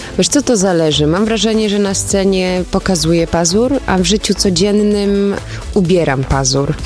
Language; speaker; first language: Polish; early bilingual, heritage; Polish